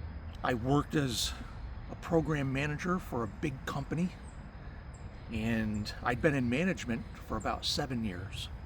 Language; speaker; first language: English; native; English